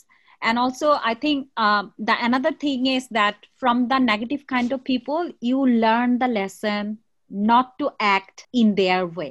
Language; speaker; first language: English; non-native, local second language; Chakma